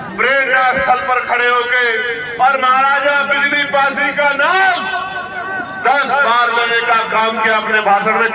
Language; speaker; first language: Hindi; native; Hindi